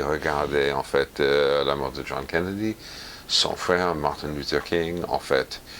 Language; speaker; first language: French; non-native, fluent; English